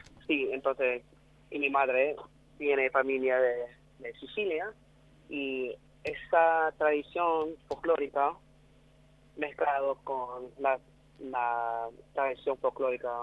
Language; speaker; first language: Spanish; non-native, learner; English